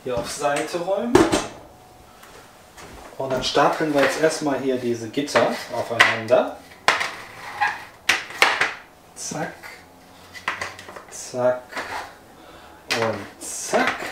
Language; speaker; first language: German; native; German